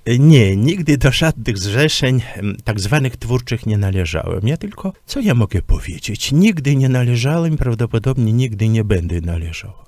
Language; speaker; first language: Polish; native; Polish